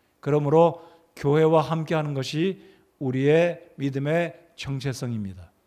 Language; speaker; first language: Korean; native; Korean